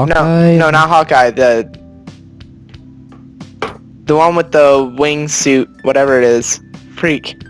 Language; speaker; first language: English; native; English